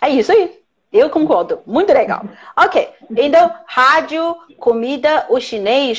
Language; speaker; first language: Portuguese; non-native, fluent; Chinese